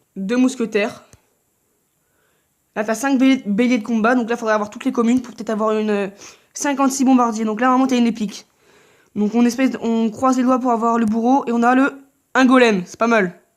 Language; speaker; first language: French; native; French